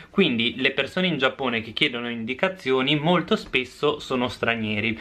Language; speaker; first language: Italian; native; Italian